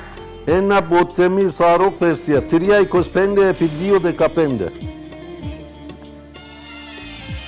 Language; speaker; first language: Greek; non-native, fluent; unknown